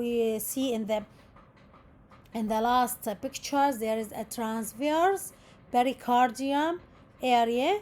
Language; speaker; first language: English; non-native, local second language; Arabic